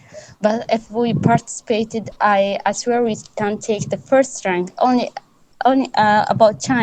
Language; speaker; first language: English; non-native, learner; Arabic